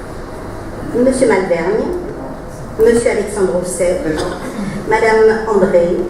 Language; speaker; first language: French; native; French